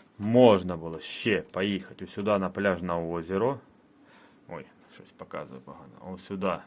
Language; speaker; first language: Ukrainian; non-native, local second language; Russian